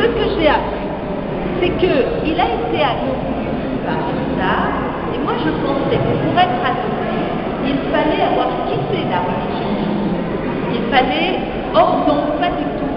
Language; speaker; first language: French; native; French